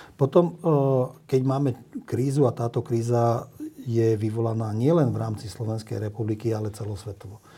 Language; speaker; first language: Slovak; non-native, local second language; Hungarian